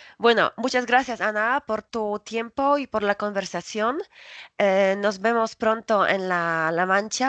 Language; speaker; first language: Spanish; non-native, fluent; Polish